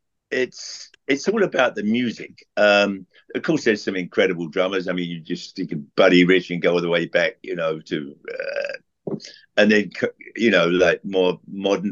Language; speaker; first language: English; native; English